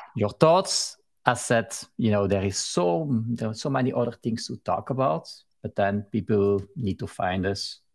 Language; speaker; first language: English; non-native, fluent; Dutch